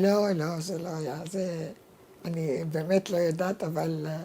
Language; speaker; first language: Hebrew; non-native, fluent; Arabic